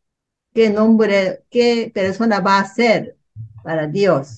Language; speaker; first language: Spanish; non-native, learner; Korean